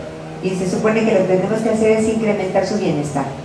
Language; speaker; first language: Spanish; native; Spanish